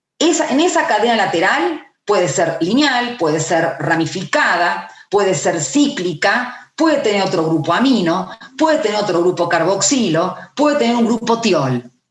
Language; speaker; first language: Spanish; native; Spanish